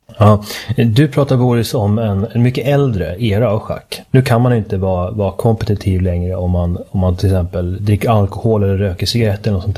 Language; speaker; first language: Swedish; native; Swedish